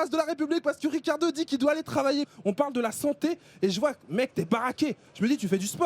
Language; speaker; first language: French; native; French